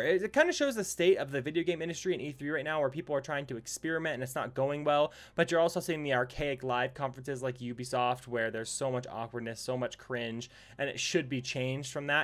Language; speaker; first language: English; native; English